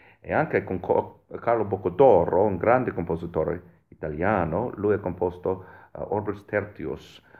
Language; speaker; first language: Italian; non-native, fluent; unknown